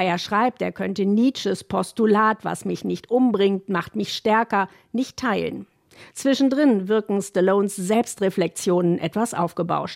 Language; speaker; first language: German; native; German